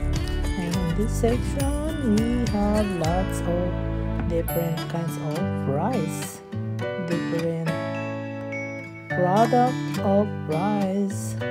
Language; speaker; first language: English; non-native, learner; Filipino